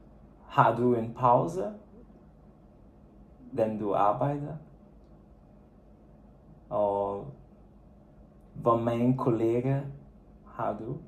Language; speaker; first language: Danish; non-native, learner; Portuguese